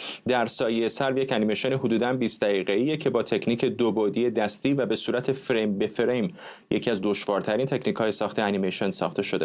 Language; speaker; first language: Persian; native; Persian